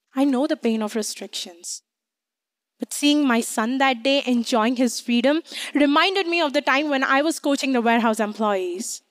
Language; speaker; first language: English; non-native, local second language; Hindi